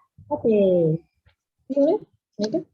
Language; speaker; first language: English; non-native, local second language; Chinese